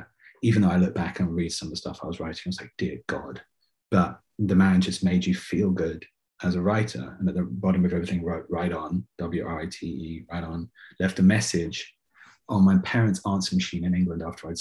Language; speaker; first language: English; native; English